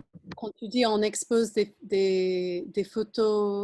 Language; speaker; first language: French; non-native, fluent; English